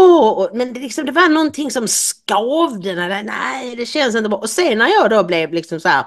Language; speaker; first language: Swedish; native; Swedish